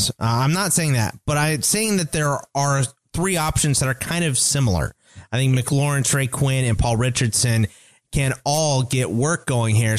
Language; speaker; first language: English; native; English